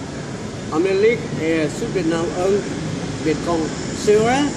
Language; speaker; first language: French; non-native, learner; Vietnamese